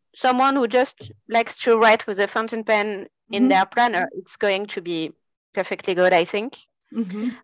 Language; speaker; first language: English; non-native, fluent; French